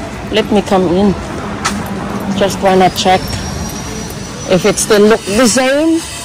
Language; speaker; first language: English; non-native, local second language; Aklanon